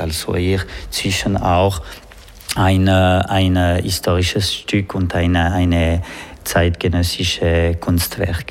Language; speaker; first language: German; non-native, local second language; French